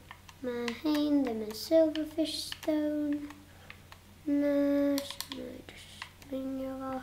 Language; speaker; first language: Welsh; non-native, local second language; English